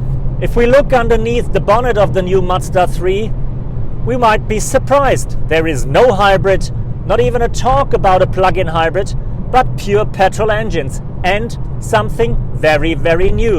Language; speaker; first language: English; non-native, fluent; German